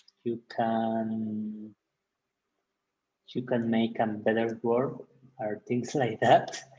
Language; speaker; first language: English; non-native, learner; Spanish